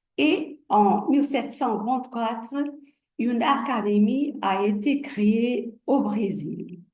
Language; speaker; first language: French; non-native, fluent; Portuguese